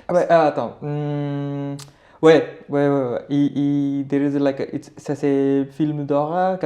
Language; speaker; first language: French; non-native, learner; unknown